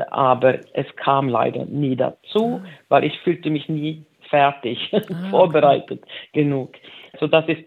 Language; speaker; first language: German; non-native, fluent; Swedish